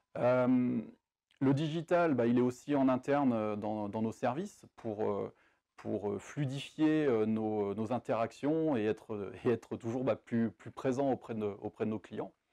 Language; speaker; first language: French; native; French